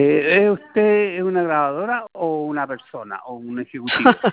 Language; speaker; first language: Spanish; native; Spanish